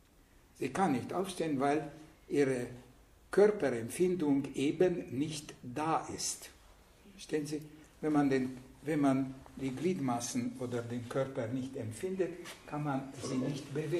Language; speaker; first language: German; non-native, fluent; Hungarian